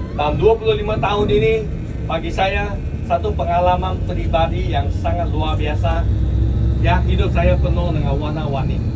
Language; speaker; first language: Malay; non-native, local second language; Chinese